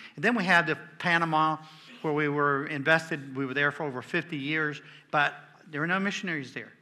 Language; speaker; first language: English; native; English